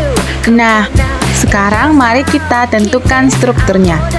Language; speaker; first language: Indonesian; native; Indonesian